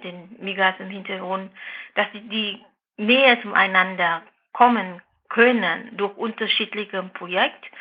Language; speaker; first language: German; non-native, fluent; Vietnamese